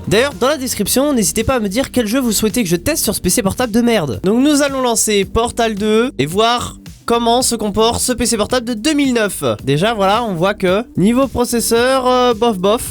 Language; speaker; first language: French; native; French